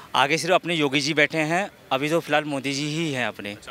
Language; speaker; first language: Hindi; native; Hindi